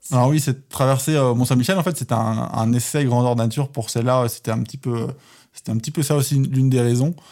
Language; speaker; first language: French; native; French